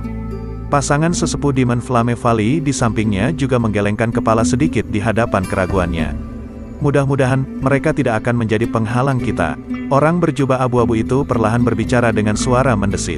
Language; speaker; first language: Indonesian; native; Indonesian